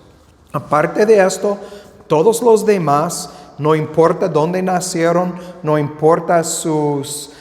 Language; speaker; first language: Spanish; non-native, fluent; English